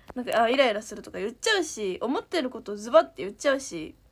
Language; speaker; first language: Japanese; native; Japanese